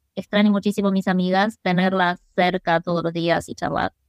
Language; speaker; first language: Spanish; early bilingual, other home language; English